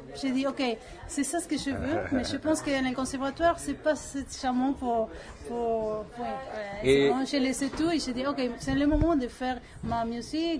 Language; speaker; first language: French; non-native, learner; Spanish